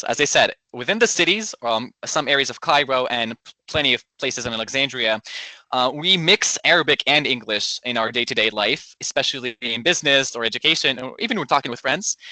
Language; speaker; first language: English; non-native, local second language; Arabic